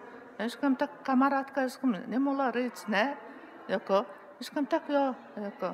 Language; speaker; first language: Czech; non-native, learner; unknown